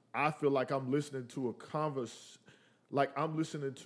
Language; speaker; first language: English; early bilingual, other home language; Spanish